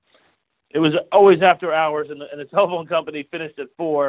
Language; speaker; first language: English; native; English